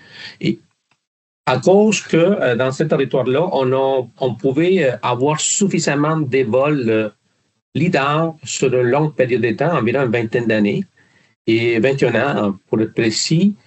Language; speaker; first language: French; non-native, fluent; Spanish